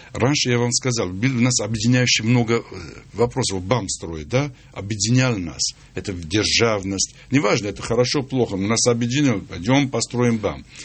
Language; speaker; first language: Russian; non-native, local second language; Armenian